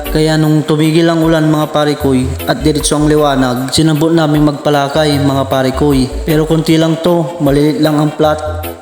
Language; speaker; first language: Filipino; native; Filipino